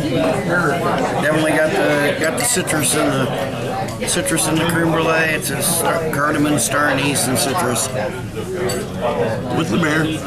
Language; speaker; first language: English; native; English